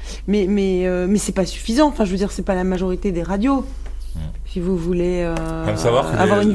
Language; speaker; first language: French; non-native, local second language; Arabic